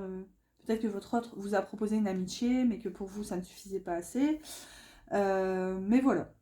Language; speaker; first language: French; native; French